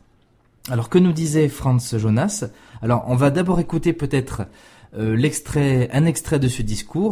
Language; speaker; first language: French; native; French